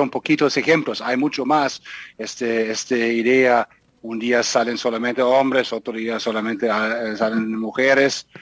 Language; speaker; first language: Spanish; non-native, fluent; German